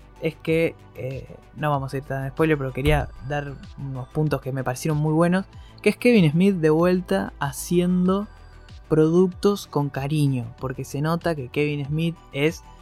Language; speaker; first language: Spanish; native; Spanish